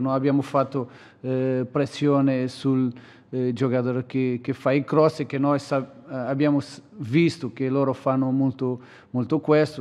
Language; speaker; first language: Italian; non-native, learner; Portuguese